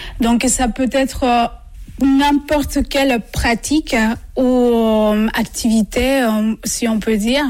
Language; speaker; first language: French; non-native, fluent; Spanish